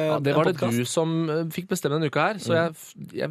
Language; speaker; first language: Norwegian; native; Norwegian